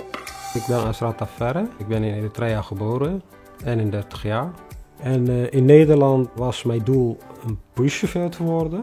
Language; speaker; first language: Dutch; non-native, fluent; Tigrinya